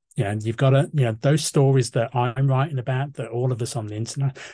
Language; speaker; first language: English; native; English